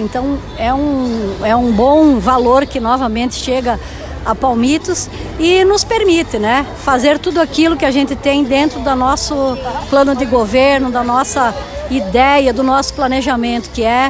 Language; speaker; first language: Portuguese; native; Portuguese